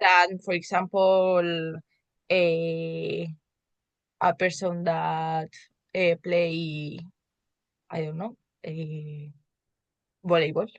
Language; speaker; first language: English; non-native, learner; Spanish